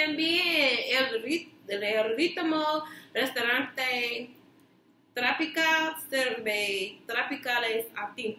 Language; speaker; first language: Spanish; non-native, learner; English